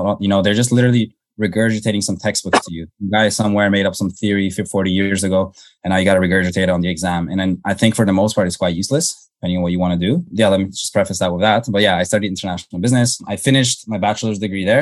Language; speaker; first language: English; native; English